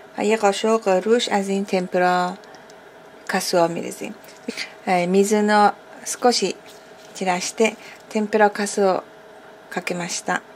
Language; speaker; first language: Japanese; non-native, fluent; Persian